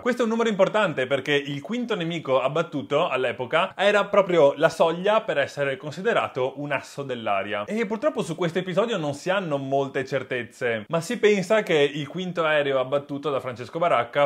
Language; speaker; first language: Italian; native; Italian